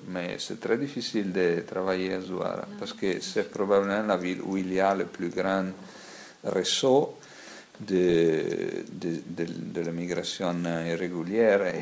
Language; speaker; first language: French; non-native, fluent; Italian